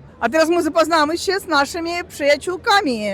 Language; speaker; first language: Polish; non-native, learner; Russian